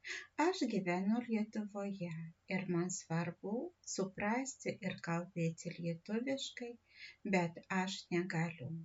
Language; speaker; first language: Lithuanian; non-native, learner; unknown